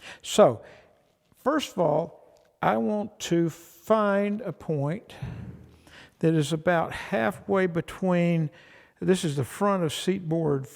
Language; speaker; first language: English; native; English